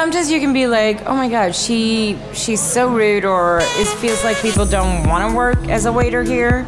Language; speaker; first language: English; non-native, fluent; Swedish